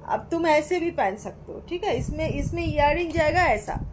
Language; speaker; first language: Hindi; non-native, local second language; Bangla